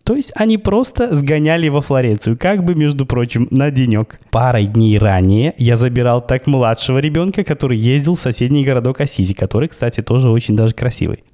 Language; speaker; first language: Russian; native; Russian